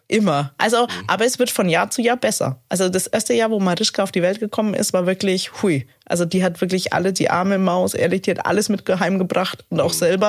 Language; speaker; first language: German; native; German